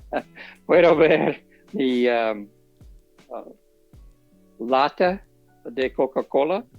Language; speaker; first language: Spanish; non-native, learner; English